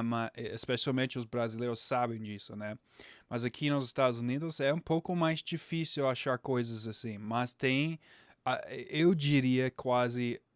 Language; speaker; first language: Portuguese; non-native, fluent; English